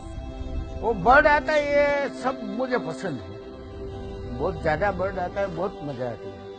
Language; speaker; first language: Hindi; non-native, local second language; Gujarati